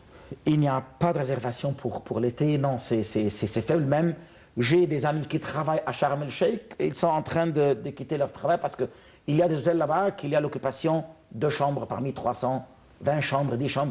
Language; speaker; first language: French; non-native, fluent; Arabic